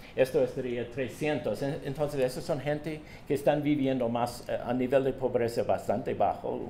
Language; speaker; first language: Spanish; non-native, fluent; English